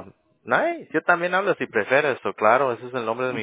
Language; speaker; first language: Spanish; early bilingual, heritage; Spanish